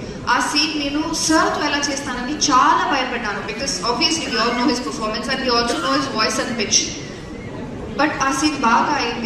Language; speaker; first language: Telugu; non-native, fluent; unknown